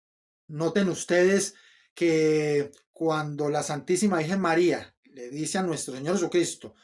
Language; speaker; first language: Spanish; native; Spanish